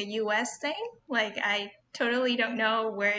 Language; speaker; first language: English; non-native, local second language; Cantonese